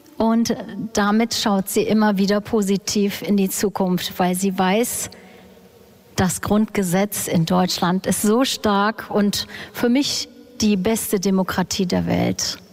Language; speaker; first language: German; early bilingual, other home language; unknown